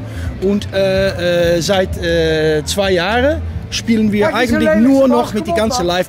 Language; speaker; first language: German; non-native, learner; Dutch